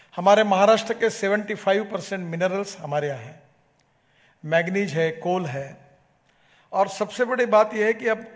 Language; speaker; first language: Hindi; non-native, local second language; Marathi